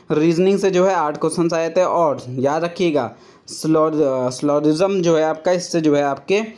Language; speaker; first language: Hindi; native; Hindi